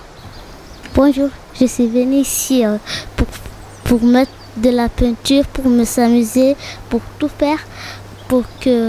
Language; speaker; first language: French; non-native, learner; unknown